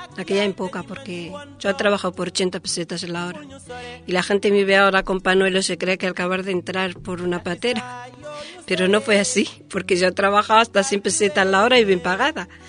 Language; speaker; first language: Spanish; non-native, fluent; Arabic